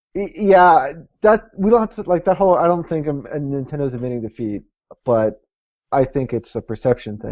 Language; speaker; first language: English; native; English